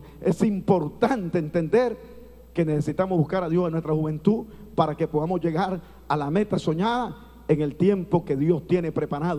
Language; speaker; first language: Spanish; native; Spanish